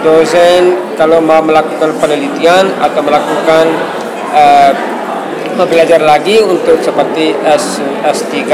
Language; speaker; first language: Indonesian; non-native, fluent; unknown